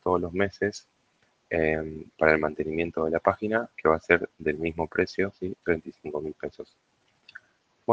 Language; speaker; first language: Spanish; native; Spanish